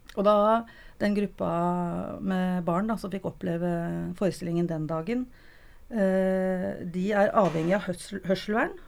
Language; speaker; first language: Norwegian; native; Norwegian